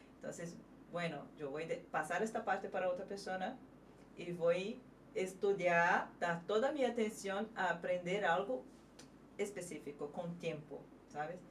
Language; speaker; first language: Spanish; non-native, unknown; Portuguese